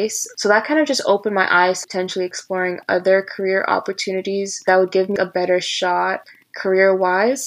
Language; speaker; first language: English; native; English